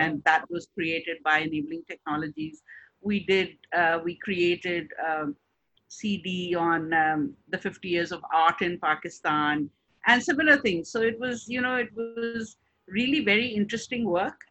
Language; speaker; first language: English; non-native, local second language; Urdu